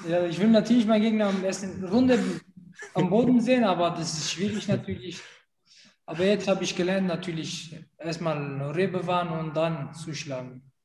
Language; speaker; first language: German; non-native, fluent; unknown